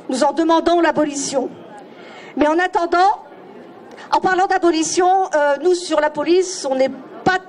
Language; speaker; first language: French; native; French